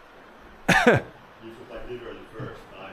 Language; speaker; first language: English; non-native, fluent; Swedish